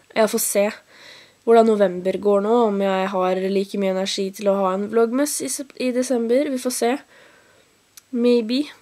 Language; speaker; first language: Norwegian; native; Norwegian